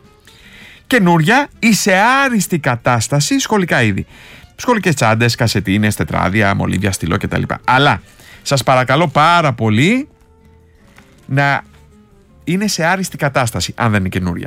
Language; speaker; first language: Greek; native; Greek